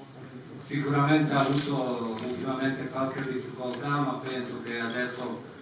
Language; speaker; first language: Italian; non-native, fluent; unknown